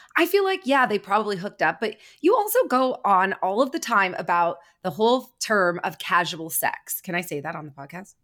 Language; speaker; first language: English; native; English